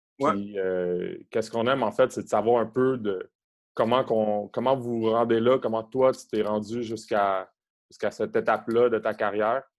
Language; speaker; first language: French; native; French